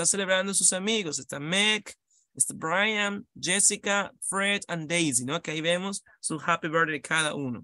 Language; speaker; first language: Spanish; native; Spanish